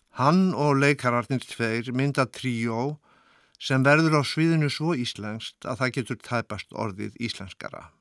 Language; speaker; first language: Icelandic; native; Icelandic